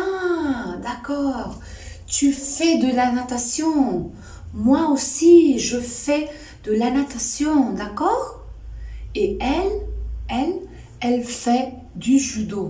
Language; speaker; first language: French; non-native, fluent; Spanish